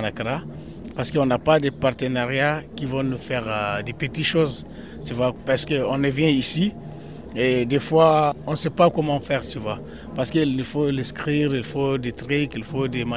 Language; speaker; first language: French; non-native, local second language; Tamasheq